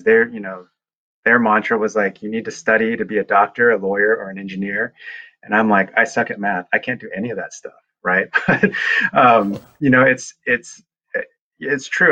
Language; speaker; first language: English; early bilingual, other home language; Chinese